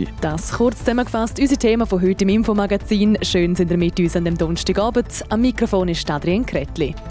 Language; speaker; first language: German; native; German